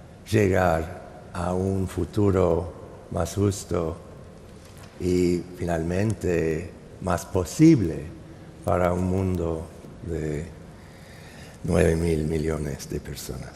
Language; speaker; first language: Spanish; non-native, fluent; English